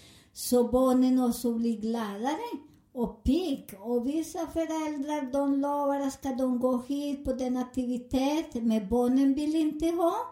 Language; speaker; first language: Swedish; non-native, learner; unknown